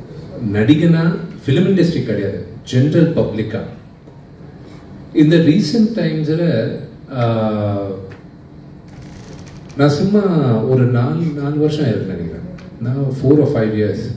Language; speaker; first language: Tamil; non-native, local second language; Telugu